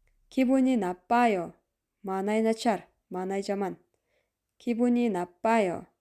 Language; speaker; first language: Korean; non-native, fluent; Kyrgyz